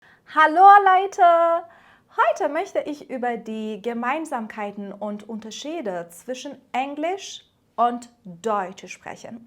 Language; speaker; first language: German; non-native, fluent; Persian